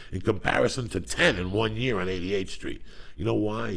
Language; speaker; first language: English; native; English